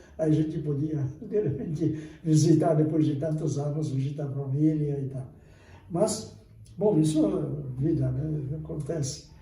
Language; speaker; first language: Portuguese; non-native, fluent; Czech